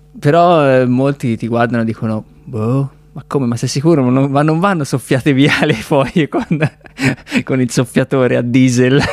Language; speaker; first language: Italian; native; Italian